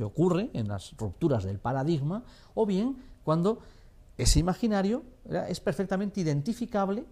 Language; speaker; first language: Spanish; native; Spanish